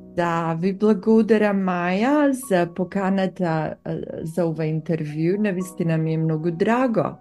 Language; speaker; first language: Macedonian; native; Macedonian